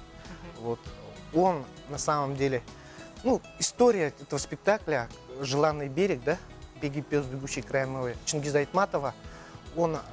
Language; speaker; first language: Russian; non-native, local second language; Yakut